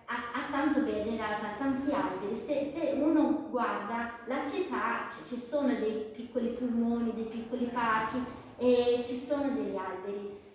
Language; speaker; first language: Italian; non-native, fluent; Portuguese